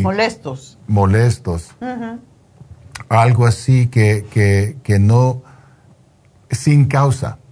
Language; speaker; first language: Spanish; non-native, fluent; English